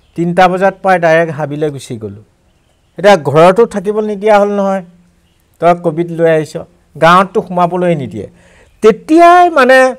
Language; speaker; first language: Assamese; non-native, local second language; Mising